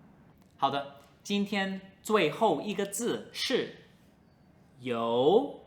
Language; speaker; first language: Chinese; non-native, fluent; English